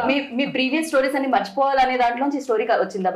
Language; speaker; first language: Telugu; native; Telugu